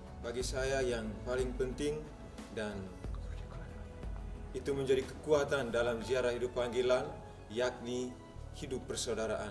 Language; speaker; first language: Indonesian; non-native, local second language; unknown